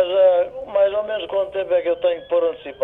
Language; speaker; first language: Portuguese; native; Portuguese